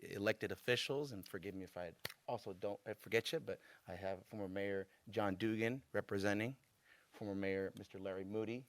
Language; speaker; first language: English; native; English